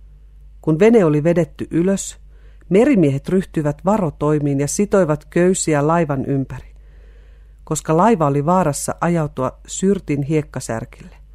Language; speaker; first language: Finnish; native; Finnish